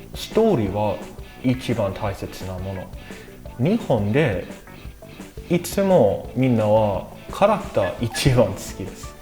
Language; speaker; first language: Japanese; non-native, learner; English